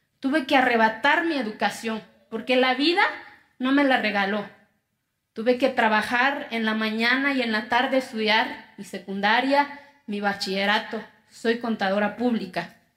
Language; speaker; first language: Spanish; non-native, local second language; Zapotec